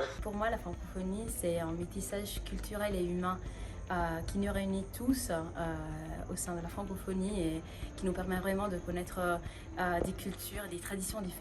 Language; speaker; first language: French; non-native, local second language; Italian